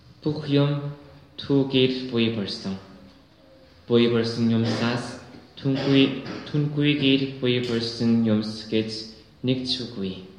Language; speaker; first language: Mongolian; native; Mongolian